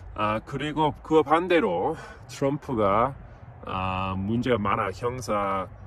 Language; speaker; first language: Korean; non-native, fluent; English